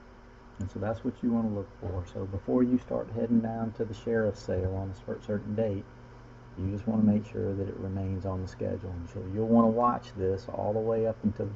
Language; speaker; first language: English; native; English